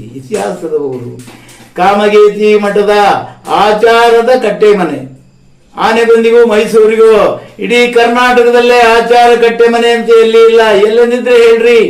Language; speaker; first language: Kannada; native; Kannada